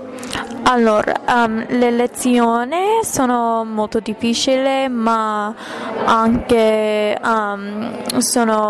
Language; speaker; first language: Italian; non-native, learner; English